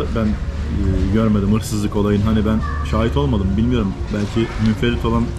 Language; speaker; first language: Turkish; native; Turkish